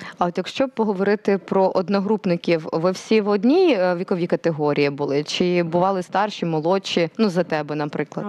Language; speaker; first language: Ukrainian; native; Ukrainian